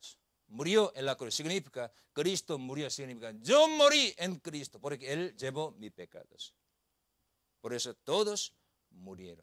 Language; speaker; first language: Spanish; non-native, learner; Korean